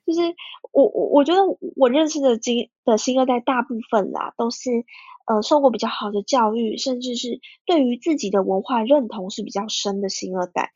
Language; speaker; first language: Chinese; early bilingual, heritage; Chinese